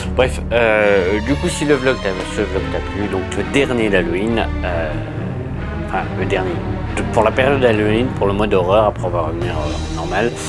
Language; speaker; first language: French; native; French